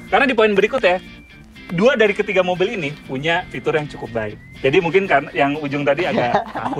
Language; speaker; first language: Indonesian; native; Indonesian